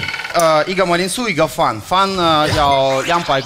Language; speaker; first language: Chinese; non-native, learner; Russian